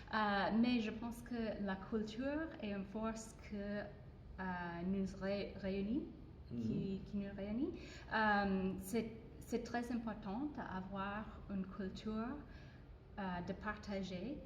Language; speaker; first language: French; non-native, fluent; English